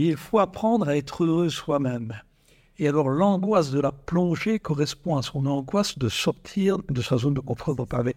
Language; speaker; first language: French; native; French